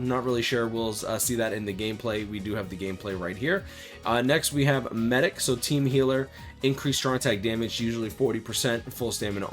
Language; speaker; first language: English; native; English